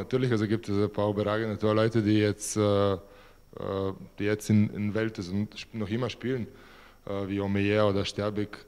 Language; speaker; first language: German; non-native, fluent; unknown